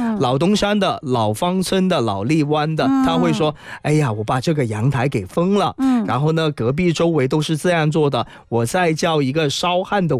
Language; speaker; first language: Chinese; native; Chinese